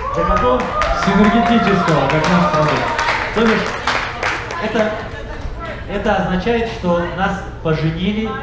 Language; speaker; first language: Russian; native; Russian